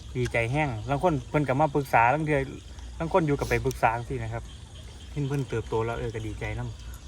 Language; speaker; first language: Thai; native; Thai